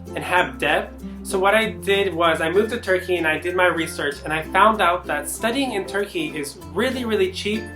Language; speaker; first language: English; native; English